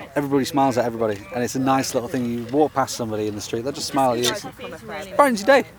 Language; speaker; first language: English; native; English